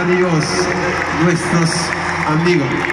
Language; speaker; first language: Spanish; non-native, learner; English